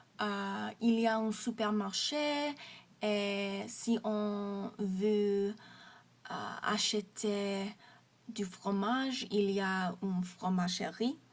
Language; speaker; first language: French; non-native, learner; English